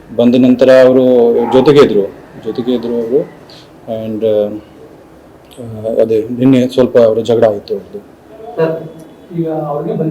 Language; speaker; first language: Kannada; non-native, local second language; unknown